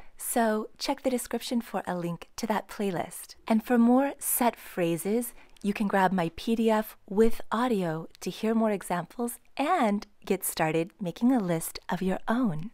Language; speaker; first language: English; native; English